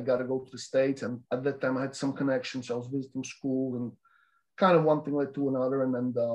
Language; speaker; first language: English; non-native, fluent; Polish